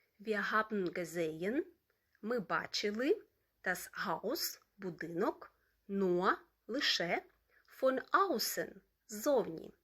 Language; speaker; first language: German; non-native, fluent; Ukrainian